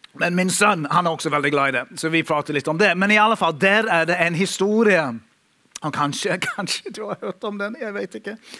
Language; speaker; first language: Norwegian; non-native, fluent; English